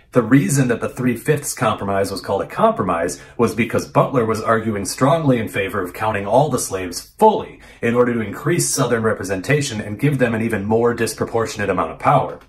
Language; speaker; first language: English; native; English